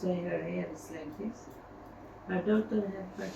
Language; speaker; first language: English; non-native, learner; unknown